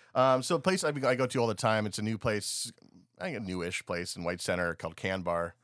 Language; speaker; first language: English; native; English